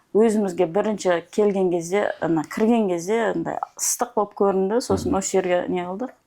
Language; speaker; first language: Kazakh; native; Kazakh